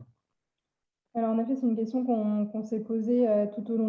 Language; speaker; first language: French; native; French